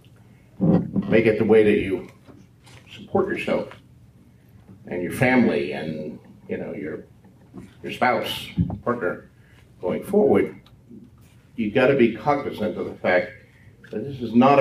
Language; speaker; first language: English; native; English